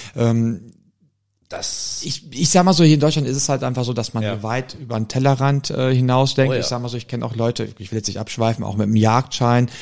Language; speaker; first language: German; native; German